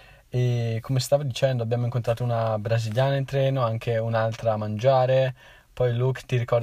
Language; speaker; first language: Italian; native; Italian